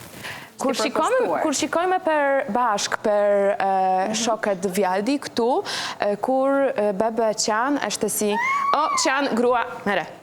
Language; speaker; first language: Albanian; non-native, learner; Polish